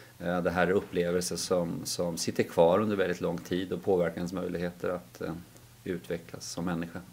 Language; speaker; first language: Swedish; early bilingual, heritage; Swedish